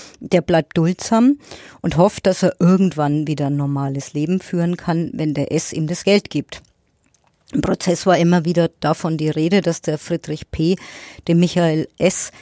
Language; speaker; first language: German; native; German